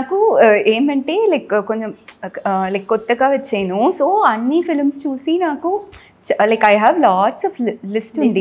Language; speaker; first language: Telugu; non-native, learner; Tamil